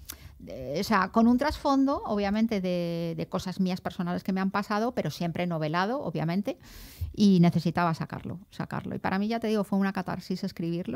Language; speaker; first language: Spanish; native; Spanish